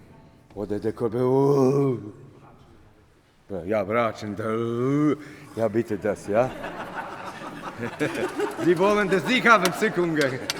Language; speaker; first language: German; non-native, fluent; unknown